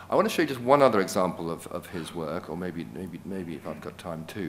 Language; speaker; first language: English; native; English